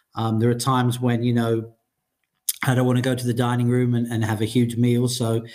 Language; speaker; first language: English; native; English